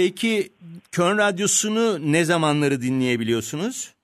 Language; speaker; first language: Turkish; native; Turkish